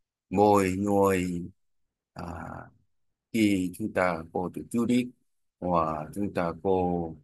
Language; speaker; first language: Vietnamese; non-native, learner; Korean